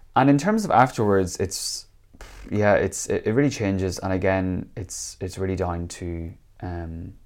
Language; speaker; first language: English; native; English